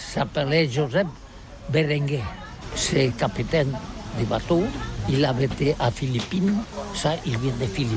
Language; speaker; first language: French; non-native, learner; Catalan